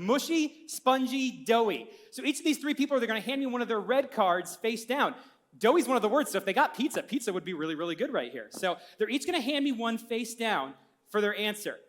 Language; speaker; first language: English; native; English